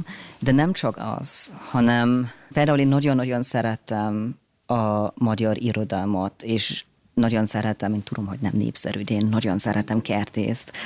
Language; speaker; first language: Hungarian; early bilingual, heritage; German